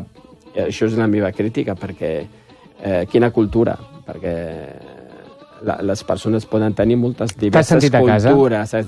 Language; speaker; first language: Catalan; non-native, fluent; Riffian